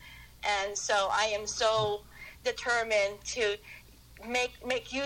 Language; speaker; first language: English; non-native, local second language; Filipino